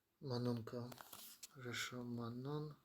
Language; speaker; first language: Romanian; non-native, learner; Ukrainian